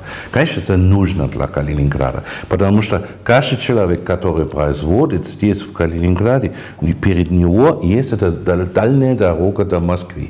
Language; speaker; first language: Russian; non-native, fluent; German